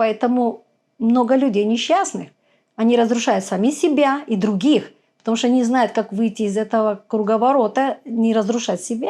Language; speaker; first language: Russian; native; Russian